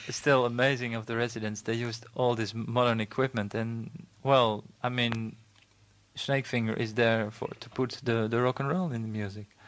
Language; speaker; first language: English; non-native, fluent; Dutch